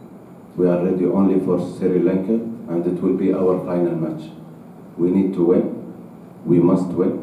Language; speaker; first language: English; non-native, learner; Arabic